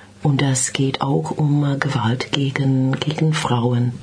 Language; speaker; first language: German; non-native, learner; English